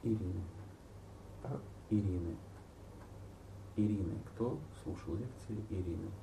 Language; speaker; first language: Russian; native; Russian